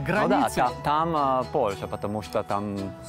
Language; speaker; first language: Russian; non-native, learner; Italian